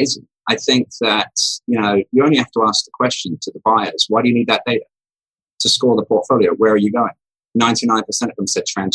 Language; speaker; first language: English; native; English